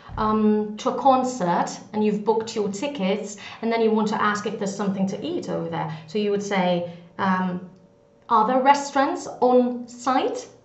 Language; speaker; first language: English; non-native, fluent; Greek